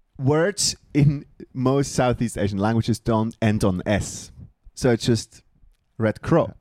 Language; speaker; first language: English; non-native, fluent; Swiss German